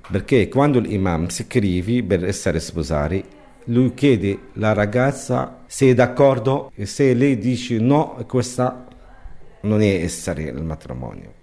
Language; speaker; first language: Italian; non-native, learner; Arabic